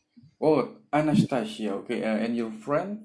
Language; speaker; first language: English; non-native, learner; Indonesian